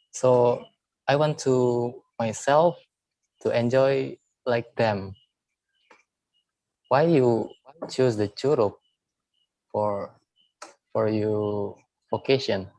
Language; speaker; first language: English; non-native, learner; Indonesian